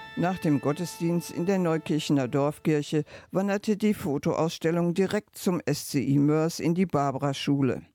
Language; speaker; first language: German; native; German